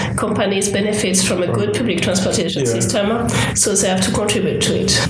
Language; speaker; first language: English; non-native, fluent; French